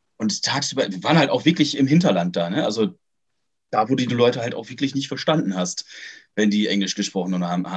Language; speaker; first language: German; native; German